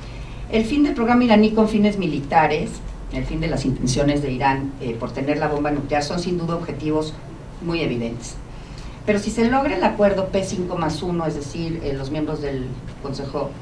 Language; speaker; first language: Spanish; native; Spanish